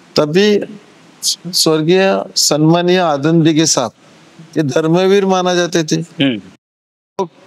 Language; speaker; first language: Hindi; non-native, local second language; Marathi